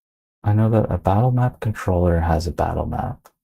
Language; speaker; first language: English; native; English